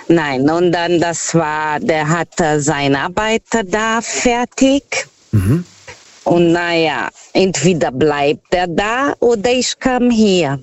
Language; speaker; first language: German; non-native, fluent; Portuguese